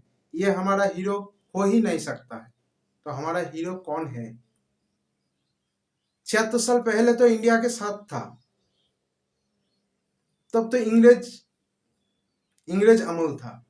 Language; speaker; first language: Hindi; non-native, local second language; Bangla